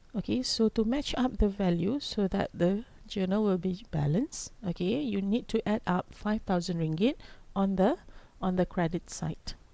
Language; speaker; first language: English; non-native, local second language; Malay